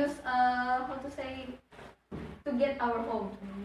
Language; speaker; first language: English; non-native, learner; Buginese